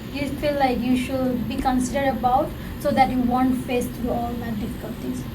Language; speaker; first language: English; non-native, fluent; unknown